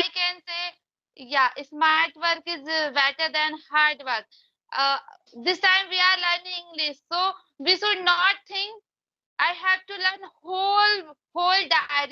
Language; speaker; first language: English; non-native, learner; Hindi